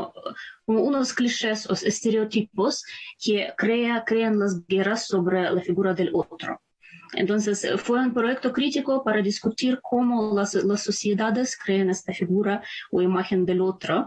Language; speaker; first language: Spanish; non-native, fluent; Ukrainian